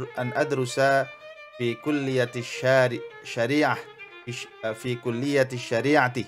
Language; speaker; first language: Arabic; non-native, fluent; Indonesian